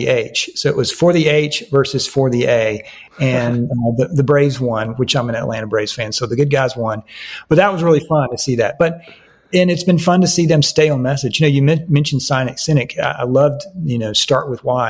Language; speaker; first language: English; native; English